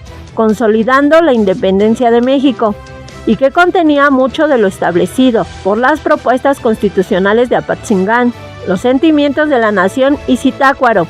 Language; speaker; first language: Spanish; native; Spanish